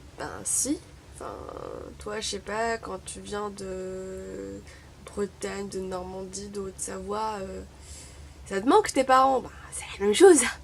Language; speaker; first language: French; non-native, local second language; Arabic